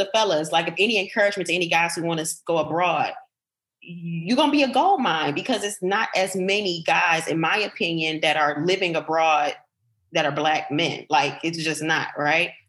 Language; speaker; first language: English; native; English